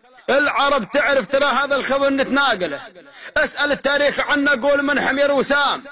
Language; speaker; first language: Arabic; native; Arabic